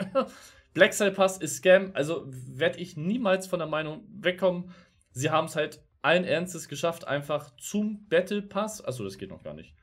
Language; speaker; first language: German; native; German